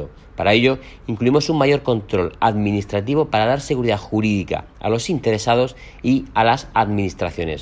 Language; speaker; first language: Spanish; native; Spanish